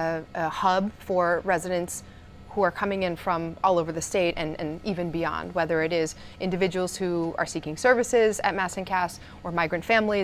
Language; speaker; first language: English; native; English